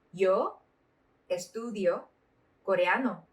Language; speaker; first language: Spanish; non-native, fluent; Korean